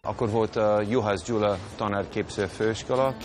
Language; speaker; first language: Hungarian; non-native, fluent; English